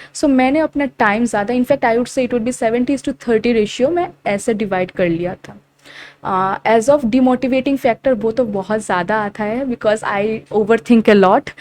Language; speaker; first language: Hindi; non-native, local second language; Assamese